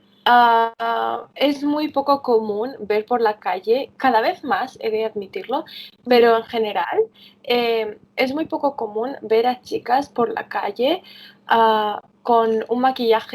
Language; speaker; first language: Spanish; early bilingual, other home language; Romanian